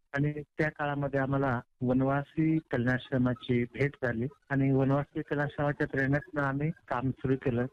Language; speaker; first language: Marathi; non-native, local second language; Kukna